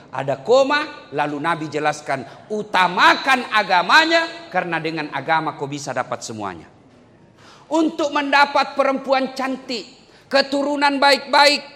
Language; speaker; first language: Indonesian; non-native, local second language; Buginese